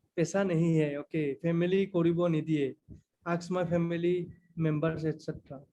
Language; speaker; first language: Hindi; non-native, local second language; Assamese